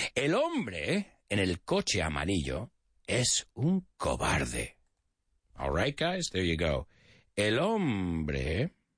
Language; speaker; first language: Spanish; non-native, fluent; English